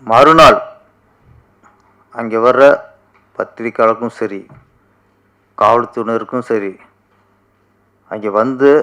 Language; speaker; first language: Tamil; native; Tamil